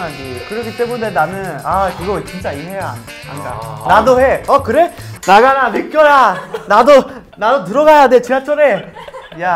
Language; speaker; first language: Korean; non-native, learner; Portuguese